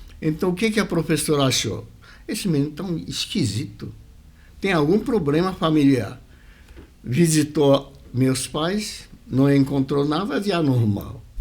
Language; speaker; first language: Portuguese; early bilingual, other home language; Japanese